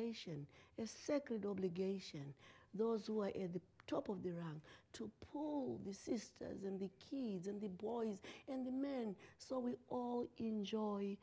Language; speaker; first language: English; non-native, local second language; Shona